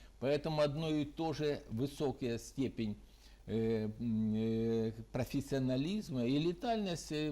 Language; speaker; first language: Russian; native; Russian